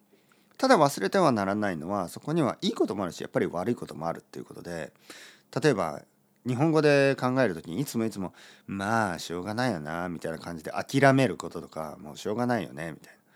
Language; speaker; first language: Japanese; native; Japanese